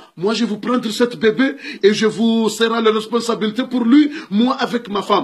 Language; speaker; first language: French; non-native, learner; Comorian